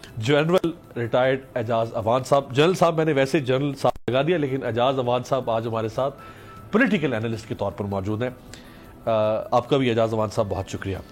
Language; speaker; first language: Urdu; native; Urdu